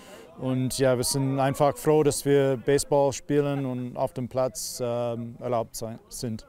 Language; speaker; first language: German; non-native, learner; English